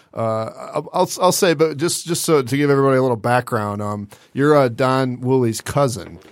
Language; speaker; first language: English; native; English